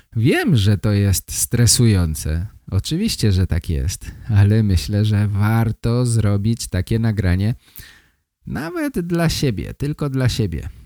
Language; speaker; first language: Polish; native; Polish